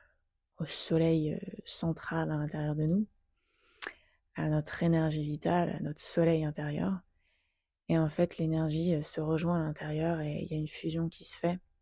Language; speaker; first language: French; native; French